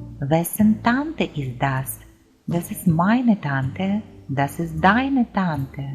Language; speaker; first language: German; non-native, fluent; Ukrainian